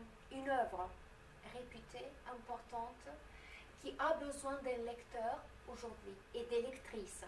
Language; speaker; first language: French; non-native, fluent; Romanian